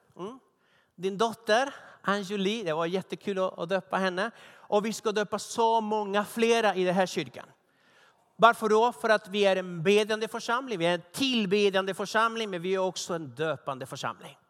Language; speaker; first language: Swedish; non-native, fluent; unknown